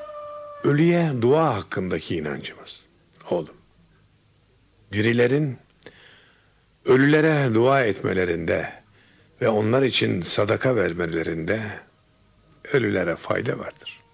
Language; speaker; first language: Turkish; native; Turkish